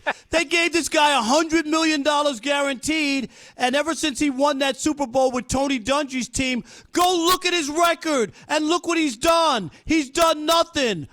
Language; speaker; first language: English; native; English